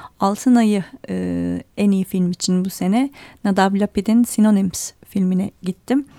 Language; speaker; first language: Turkish; native; Turkish